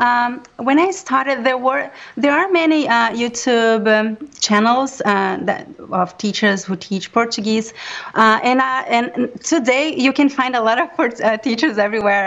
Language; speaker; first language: English; non-native, fluent; Portuguese